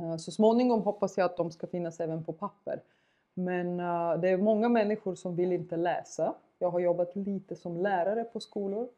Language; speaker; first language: Swedish; non-native, fluent; Bulgarian